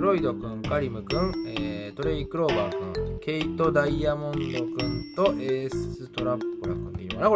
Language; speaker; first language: Japanese; native; Japanese